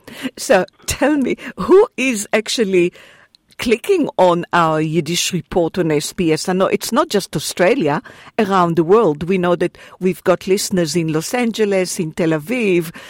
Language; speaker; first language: English; non-native, fluent; Hebrew